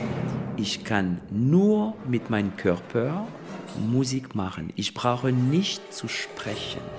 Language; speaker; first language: German; non-native, fluent; French